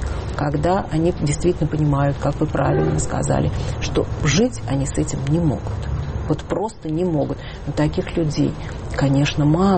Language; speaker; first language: Russian; native; Russian